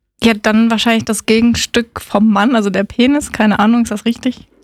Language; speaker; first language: German; native; German